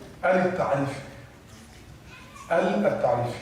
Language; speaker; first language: Arabic; non-native, fluent; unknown